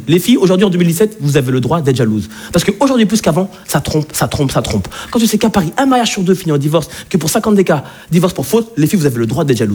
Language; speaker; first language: French; native; French